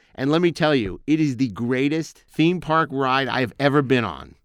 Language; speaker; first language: English; native; English